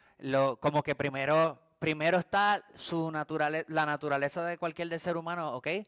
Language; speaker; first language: Spanish; native; Spanish